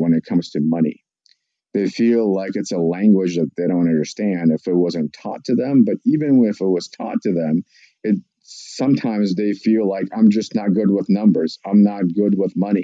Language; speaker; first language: English; non-native, fluent; Russian